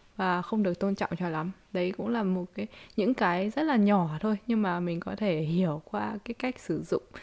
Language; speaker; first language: Vietnamese; early bilingual, heritage; Vietnamese